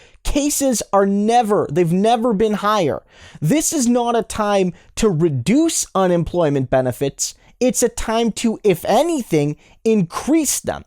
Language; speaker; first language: English; native; English